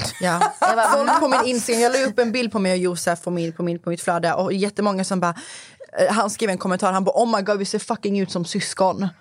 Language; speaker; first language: Swedish; early bilingual, other home language; Persian